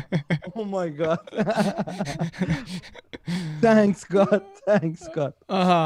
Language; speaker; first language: English; non-native, learner; Persian